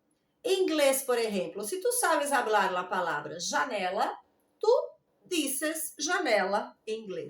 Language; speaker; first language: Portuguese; non-native, learner; Spanish